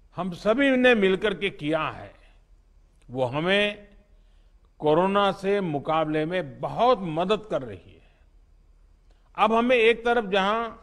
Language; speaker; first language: Hindi; non-native, local second language; Gujarati